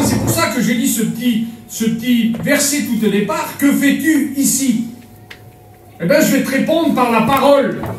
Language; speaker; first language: French; native; French